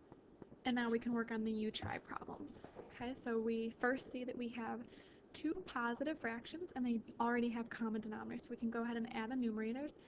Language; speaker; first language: English; native; English